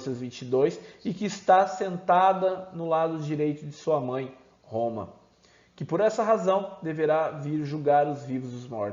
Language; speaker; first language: Portuguese; native; Portuguese